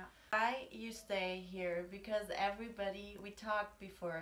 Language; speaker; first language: English; non-native, learner; German